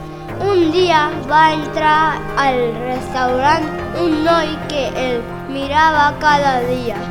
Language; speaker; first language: Catalan; non-native, learner; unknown